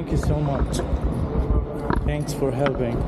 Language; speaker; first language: English; non-native, learner; Arabic